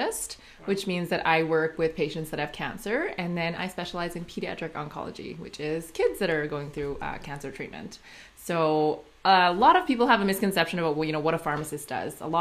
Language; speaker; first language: English; native; English